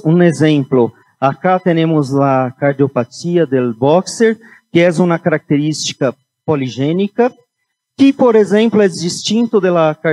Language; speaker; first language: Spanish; non-native, fluent; Portuguese